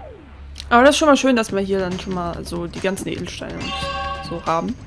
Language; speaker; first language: German; native; German